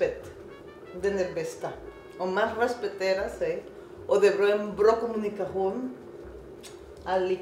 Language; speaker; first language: Swedish; non-native, learner; Spanish